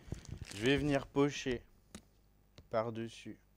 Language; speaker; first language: French; native; French